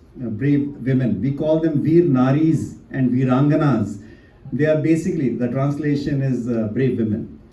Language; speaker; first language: English; non-native, local second language; Hindi